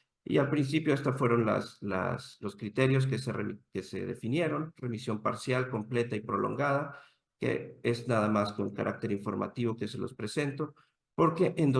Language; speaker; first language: Spanish; native; Spanish